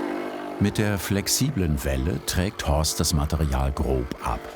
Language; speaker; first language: German; native; German